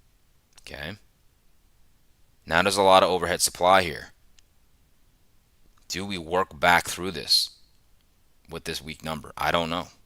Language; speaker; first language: English; native; English